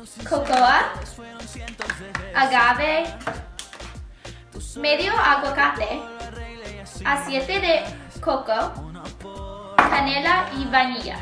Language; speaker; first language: Spanish; non-native, learner; English